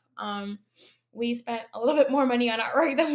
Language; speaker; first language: English; native; English